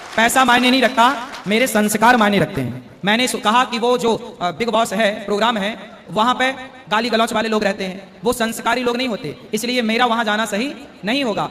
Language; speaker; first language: Hindi; native; Hindi